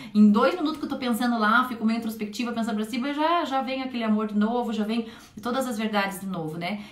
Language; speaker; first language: Portuguese; native; Portuguese